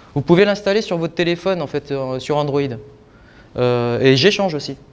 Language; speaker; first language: French; native; French